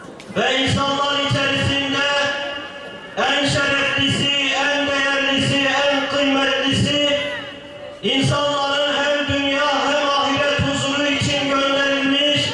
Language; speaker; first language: Turkish; non-native, local second language; Zaza